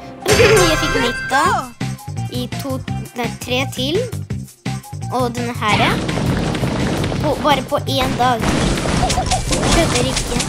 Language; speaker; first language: Norwegian; early bilingual, other home language; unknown